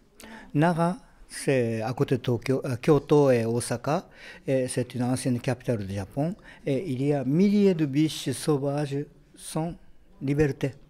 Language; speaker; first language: French; non-native, fluent; Japanese